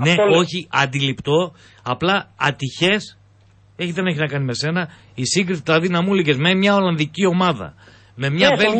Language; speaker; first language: Greek; native; Greek